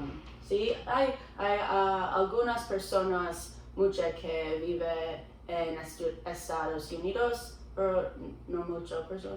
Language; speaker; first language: Spanish; non-native, learner; English